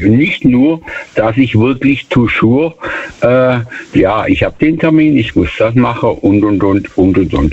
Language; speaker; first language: German; native; German